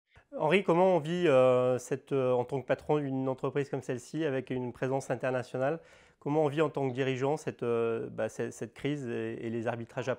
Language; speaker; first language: French; native; French